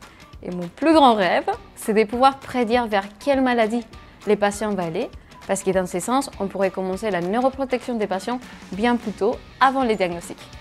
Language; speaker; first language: French; non-native, fluent; Spanish